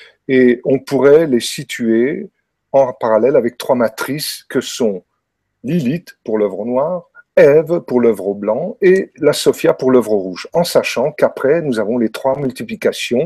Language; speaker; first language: French; native; French